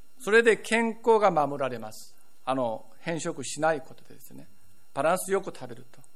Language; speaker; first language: Japanese; non-native, fluent; Korean